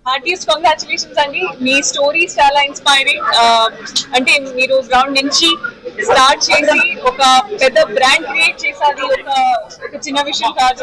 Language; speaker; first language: Telugu; non-native, fluent; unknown